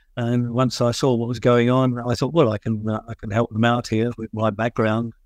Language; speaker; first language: English; native; English